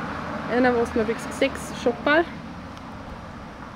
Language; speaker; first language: Swedish; native; Swedish